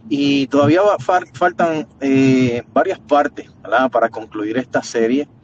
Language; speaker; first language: Spanish; native; Spanish